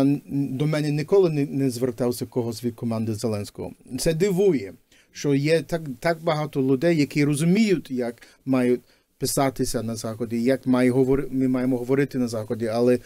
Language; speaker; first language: Ukrainian; early bilingual, heritage; Ukrainian